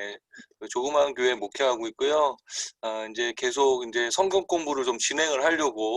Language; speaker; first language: Korean; native; Korean